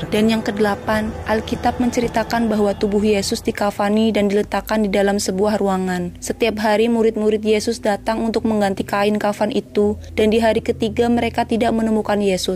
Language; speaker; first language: Indonesian; native; Indonesian